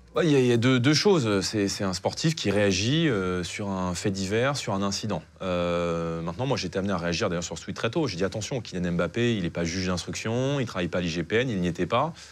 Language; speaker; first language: French; native; French